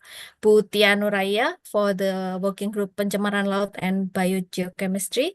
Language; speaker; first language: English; non-native, fluent; Indonesian